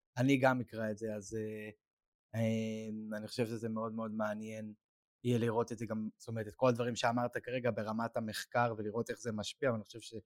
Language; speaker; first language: Hebrew; native; Hebrew